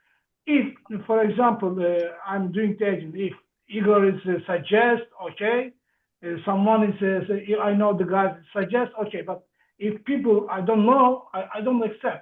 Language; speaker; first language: English; non-native, learner; Turkish